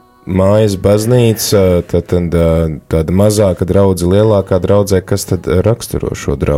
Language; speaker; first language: Latvian; native; Latvian